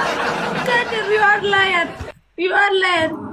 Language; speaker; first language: English; non-native, learner; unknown